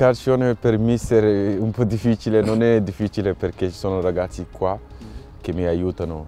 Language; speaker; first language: Italian; non-native, fluent; French